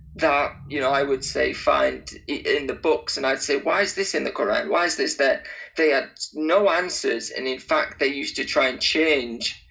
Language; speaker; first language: English; native; English